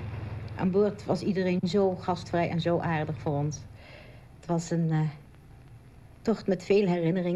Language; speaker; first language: Dutch; native; Dutch